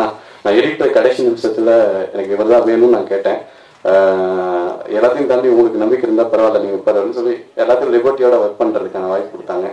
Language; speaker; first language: Tamil; native; Tamil